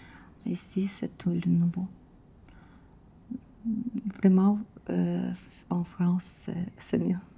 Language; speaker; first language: French; non-native, learner; Ukrainian